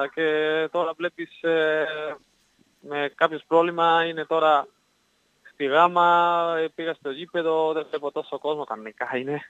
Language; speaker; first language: Greek; non-native, learner; Spanish